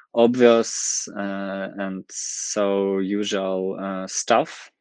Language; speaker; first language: English; non-native, fluent; Ukrainian